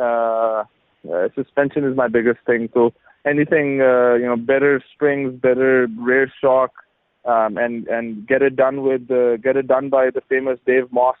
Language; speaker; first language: English; non-native, local second language; Urdu